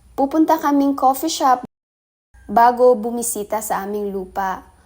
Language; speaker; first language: Filipino; native; Filipino